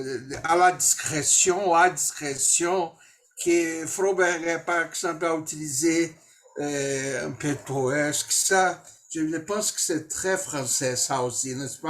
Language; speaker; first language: French; non-native, fluent; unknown